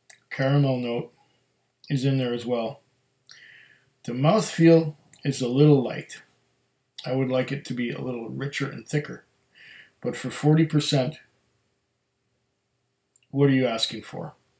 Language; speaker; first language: English; native; English